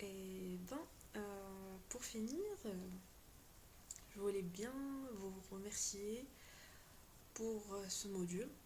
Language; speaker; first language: French; non-native, local second language; Arabic